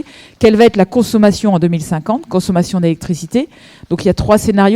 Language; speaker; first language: French; native; French